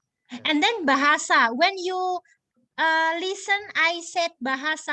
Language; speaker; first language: English; non-native, learner; Indonesian